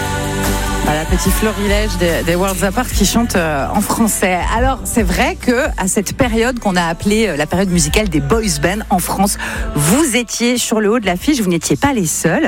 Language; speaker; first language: French; native; French